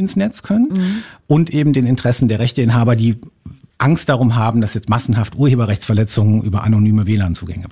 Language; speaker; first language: German; native; German